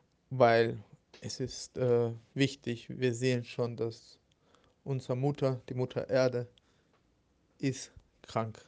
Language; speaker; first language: German; non-native, fluent; Spanish